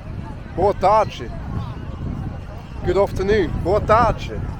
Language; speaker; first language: Portuguese; non-native, learner; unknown